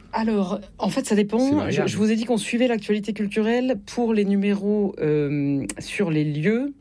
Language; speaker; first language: French; native; French